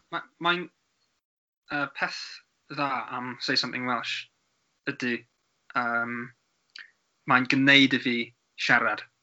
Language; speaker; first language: Welsh; non-native, learner; English